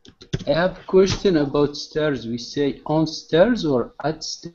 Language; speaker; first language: English; non-native, learner; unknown